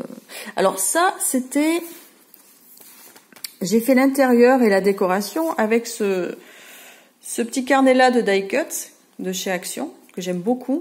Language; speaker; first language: French; native; French